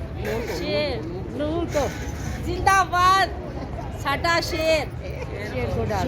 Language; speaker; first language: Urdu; non-native, local second language; Punjabi